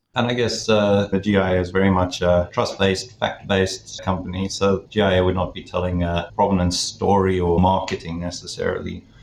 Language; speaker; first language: English; native; English